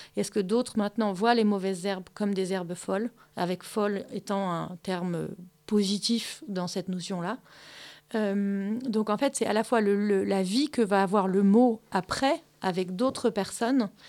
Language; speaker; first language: French; early bilingual, other home language; German